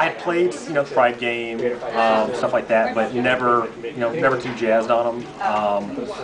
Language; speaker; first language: English; native; English